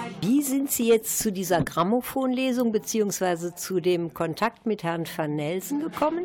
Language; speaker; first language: German; native; German